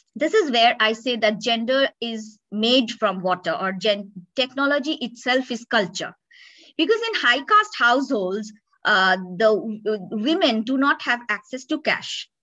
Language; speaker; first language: English; non-native, local second language; Bangla